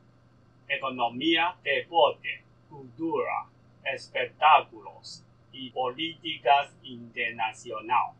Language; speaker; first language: Spanish; non-native, learner; Cantonese